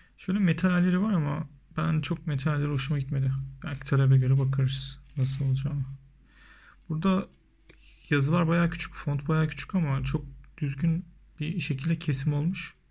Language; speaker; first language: Turkish; native; Turkish